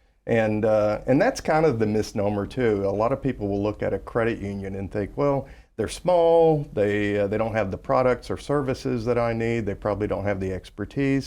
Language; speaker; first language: English; native; English